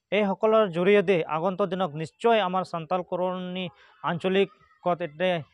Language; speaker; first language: Assamese; non-native, local second language; Santali